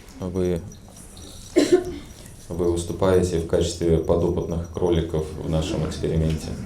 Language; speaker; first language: Russian; native; Russian